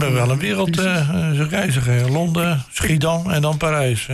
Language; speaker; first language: Dutch; native; Dutch